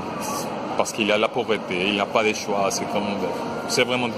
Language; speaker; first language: French; non-native, fluent; Spanish